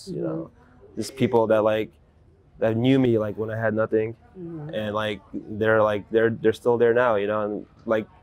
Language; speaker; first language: English; native; English